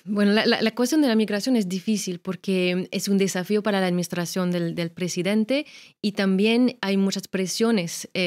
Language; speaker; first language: Spanish; non-native, fluent; French